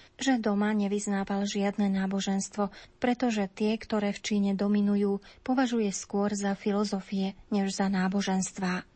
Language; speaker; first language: Slovak; native; Slovak